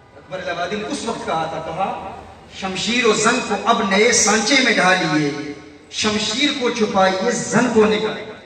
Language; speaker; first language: Urdu; early bilingual, heritage; Urdu